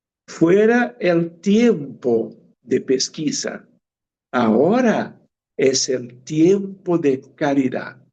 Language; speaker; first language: Spanish; non-native, fluent; Portuguese